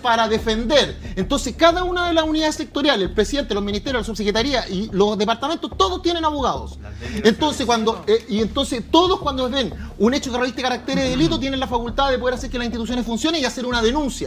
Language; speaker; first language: Spanish; native; Spanish